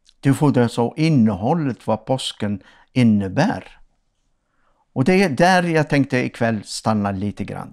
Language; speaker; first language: Swedish; non-native, fluent; Arabic